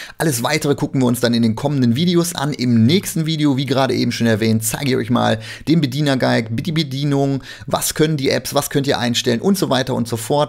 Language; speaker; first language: German; native; German